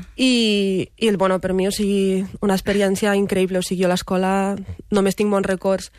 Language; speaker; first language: Catalan; early bilingual, other home language; Arabic